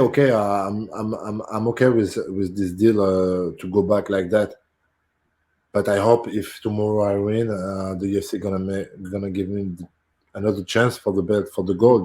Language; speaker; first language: English; non-native, fluent; French